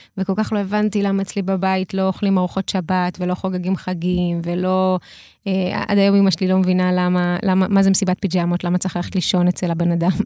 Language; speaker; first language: Hebrew; early bilingual, other home language; Russian